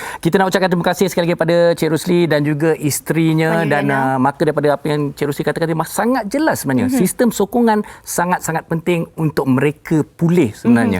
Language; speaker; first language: Malay; native; Malay